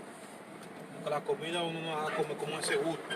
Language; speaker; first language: Spanish; native; Spanish